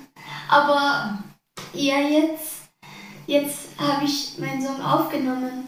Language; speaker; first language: German; early bilingual, other home language; Arabic